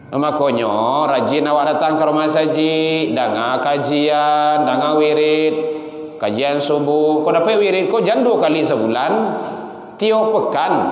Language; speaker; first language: Malay; non-native, local second language; Minangkabau